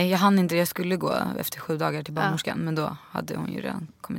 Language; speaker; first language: Swedish; native; Swedish